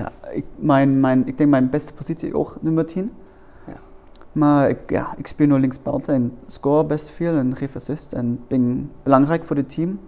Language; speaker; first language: Dutch; non-native, learner; German